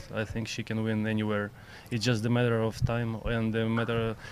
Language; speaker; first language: English; non-native, learner; Ukrainian